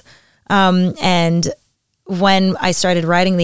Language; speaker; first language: English; native; English